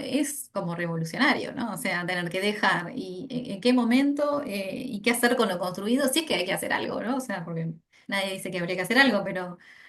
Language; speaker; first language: Spanish; native; Spanish